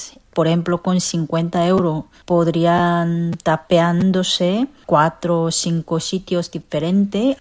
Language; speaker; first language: Spanish; non-native, fluent; Korean